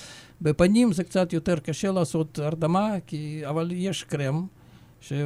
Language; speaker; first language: Hebrew; non-native, fluent; Russian